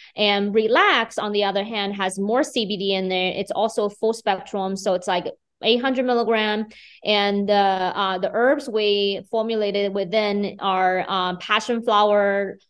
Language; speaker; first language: English; non-native, fluent; Chinese